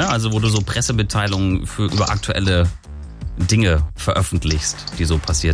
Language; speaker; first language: German; native; German